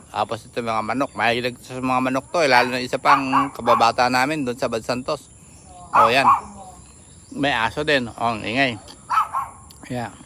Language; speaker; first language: Filipino; native; Filipino